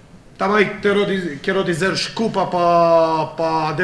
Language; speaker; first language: Portuguese; non-native, fluent; Romanian